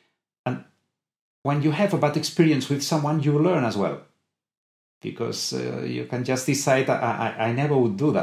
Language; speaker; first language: English; non-native, fluent; Spanish